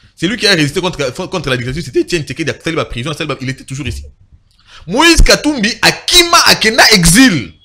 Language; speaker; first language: French; non-native, local second language; Lingala